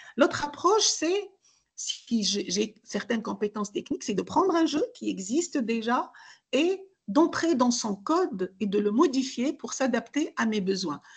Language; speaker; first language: French; non-native, local second language; Arabic